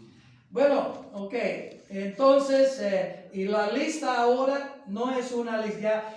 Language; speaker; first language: Spanish; non-native, fluent; English